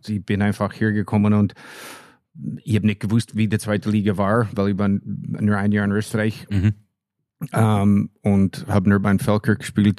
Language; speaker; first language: German; non-native, fluent; English